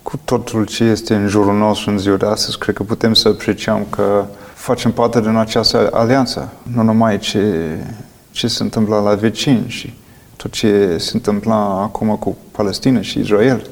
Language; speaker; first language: Romanian; non-native, fluent; English